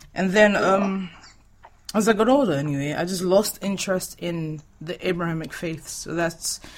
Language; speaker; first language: English; non-native, local second language; Yoruba